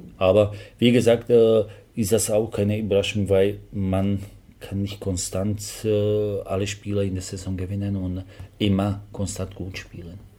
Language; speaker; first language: German; non-native, fluent; Slovak